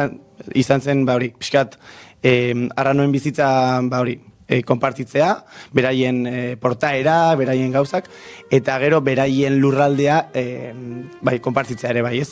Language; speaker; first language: Basque; non-native, local second language; Spanish